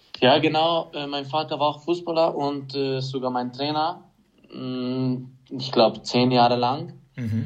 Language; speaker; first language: German; non-native, fluent; Hungarian